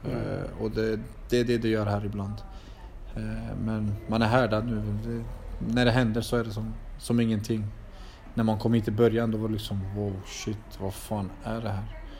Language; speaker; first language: Swedish; early bilingual, other home language; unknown